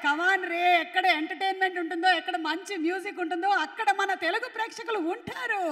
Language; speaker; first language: Telugu; native; Telugu